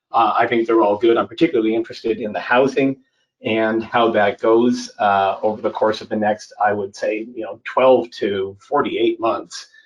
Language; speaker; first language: English; native; English